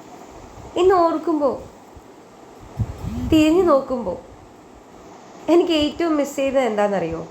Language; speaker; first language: Malayalam; native; Malayalam